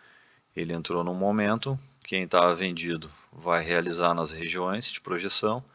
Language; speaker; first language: Portuguese; native; Portuguese